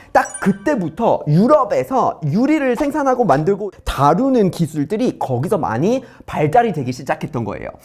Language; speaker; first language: Korean; non-native, fluent; English